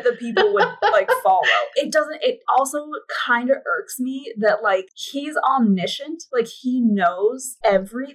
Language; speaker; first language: English; native; English